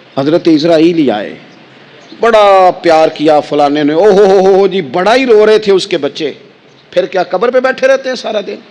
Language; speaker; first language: Urdu; non-native, local second language; Punjabi